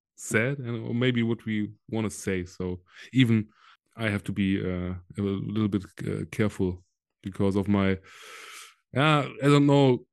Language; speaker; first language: English; non-native, fluent; German